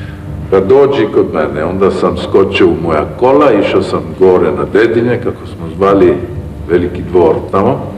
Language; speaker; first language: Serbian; early bilingual, heritage; Serbian